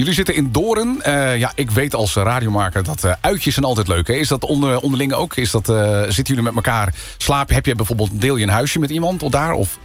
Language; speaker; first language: Dutch; native; Dutch